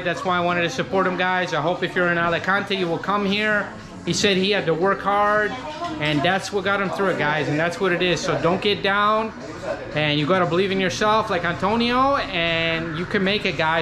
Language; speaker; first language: English; native; English